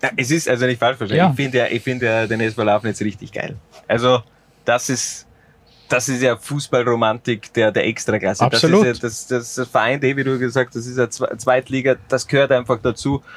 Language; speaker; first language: German; native; German